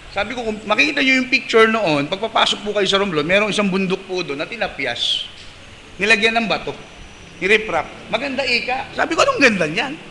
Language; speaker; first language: Filipino; non-native, local second language; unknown